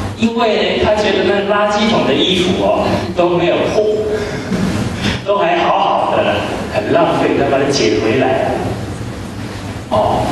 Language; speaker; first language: Chinese; native; Chinese